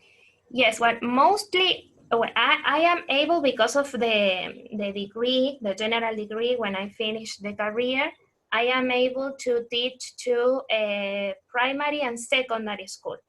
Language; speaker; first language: English; non-native, fluent; Spanish